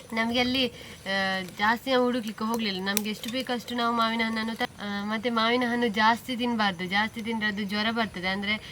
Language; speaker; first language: Kannada; non-native, local second language; Tulu